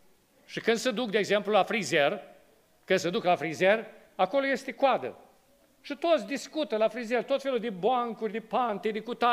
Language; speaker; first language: Romanian; native; Romanian